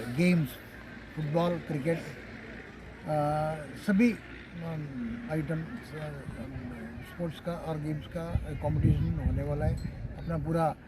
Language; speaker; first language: Hindi; non-native, local second language; Malayalam